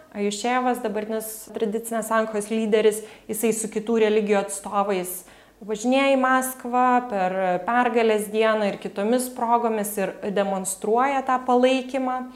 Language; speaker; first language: Lithuanian; native; Lithuanian